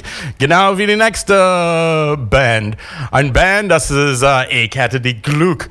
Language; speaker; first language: German; non-native, fluent; English